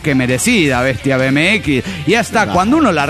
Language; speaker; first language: Spanish; native; Spanish